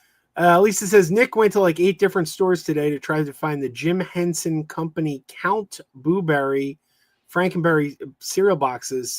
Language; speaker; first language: English; native; English